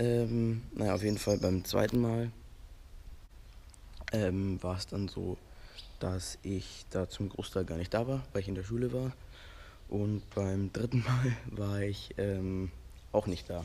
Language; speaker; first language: German; native; German